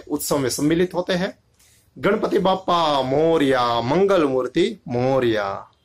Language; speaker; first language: Hindi; non-native, local second language; Gujarati